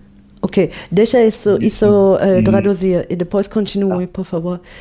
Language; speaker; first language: Portuguese; non-native, fluent; German